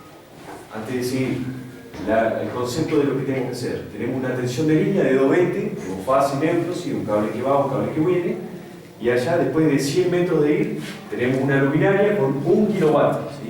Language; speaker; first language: Spanish; native; Spanish